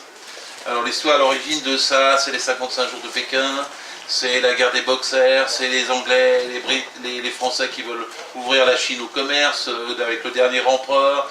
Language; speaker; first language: French; native; French